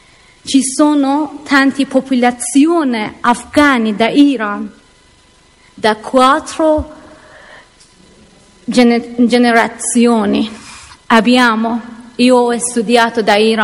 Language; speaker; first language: Italian; non-native, learner; Persian